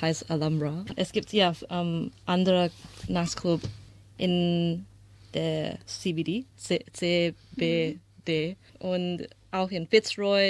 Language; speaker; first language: German; non-native, learner; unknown